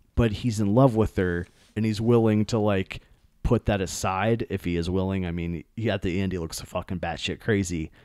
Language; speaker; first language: English; native; English